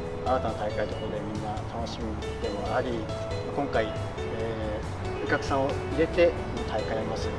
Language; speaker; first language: Japanese; native; Japanese